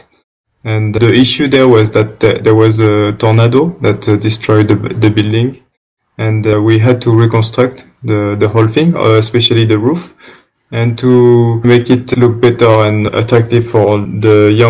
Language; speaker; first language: English; non-native, fluent; French